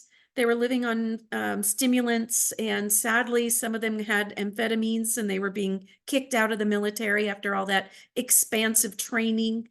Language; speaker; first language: English; native; English